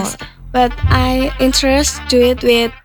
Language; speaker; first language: English; non-native, learner; Indonesian